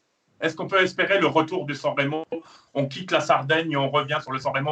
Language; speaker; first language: French; native; French